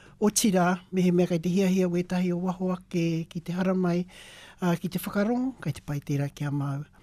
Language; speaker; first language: Māori; native; Māori